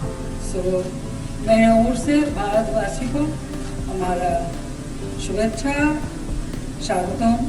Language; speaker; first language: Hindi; non-native, learner; Bangla